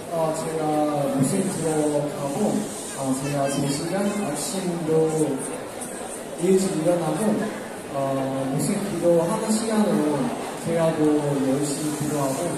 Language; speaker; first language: Korean; non-native, learner; Indonesian